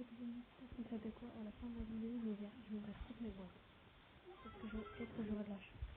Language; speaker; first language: French; native; French